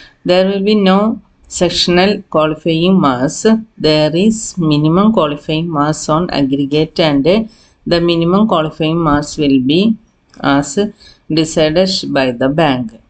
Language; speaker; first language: English; non-native, local second language; Malayalam